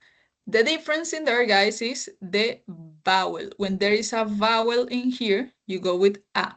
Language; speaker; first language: English; non-native, fluent; Spanish